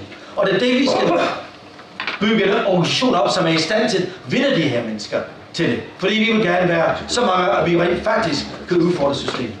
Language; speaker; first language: Danish; non-native, fluent; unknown